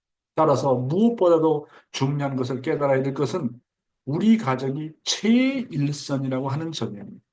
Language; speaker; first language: Korean; native; Korean